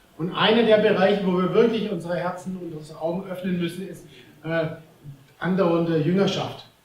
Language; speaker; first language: German; native; German